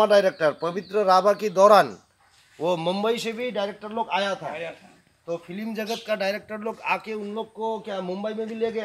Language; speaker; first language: Hindi; non-native, local second language; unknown